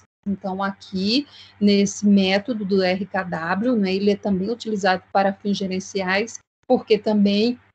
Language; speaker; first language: Portuguese; native; Portuguese